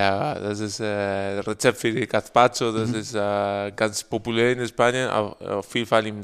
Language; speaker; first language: German; non-native, learner; Spanish